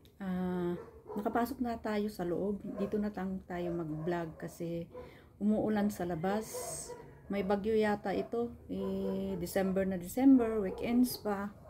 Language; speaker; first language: Filipino; non-native, local second language; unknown